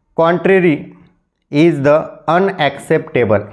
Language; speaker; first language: English; non-native, local second language; Marathi